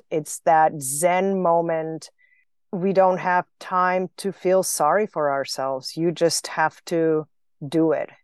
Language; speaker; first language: English; non-native, fluent; Slovenian